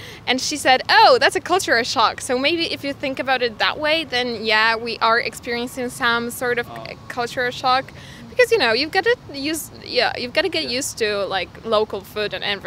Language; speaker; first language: English; non-native, fluent; Polish